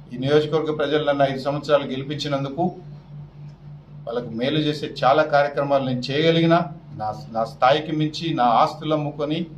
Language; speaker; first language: Telugu; native; Telugu